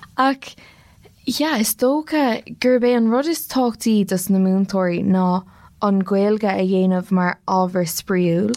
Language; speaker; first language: Irish; non-native, local second language; English